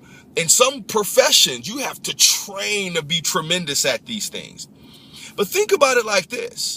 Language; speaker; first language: English; native; English